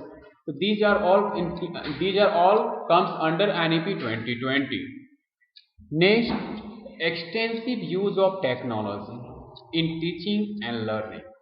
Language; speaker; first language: English; non-native, local second language; Hindi